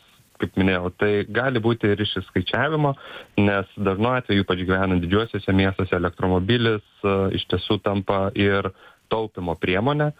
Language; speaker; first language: Lithuanian; native; Lithuanian